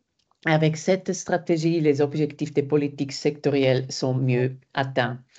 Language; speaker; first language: French; non-native, fluent; German